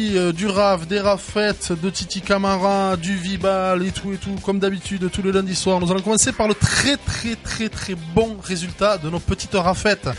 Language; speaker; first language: French; native; French